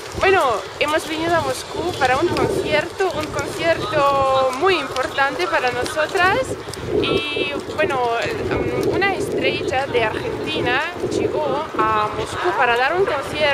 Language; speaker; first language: Spanish; non-native, fluent; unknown